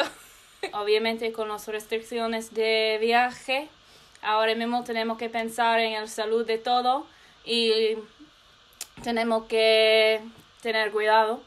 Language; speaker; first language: Spanish; non-native, learner; English